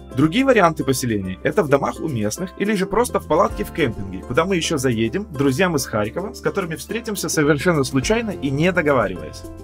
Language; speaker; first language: Russian; native; Russian